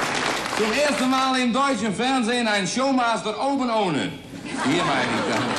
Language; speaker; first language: German; non-native, fluent; Dutch